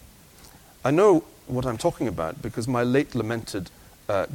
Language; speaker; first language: English; native; English